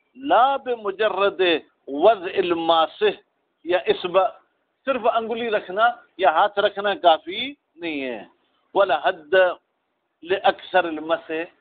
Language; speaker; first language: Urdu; non-native, local second language; Sindhi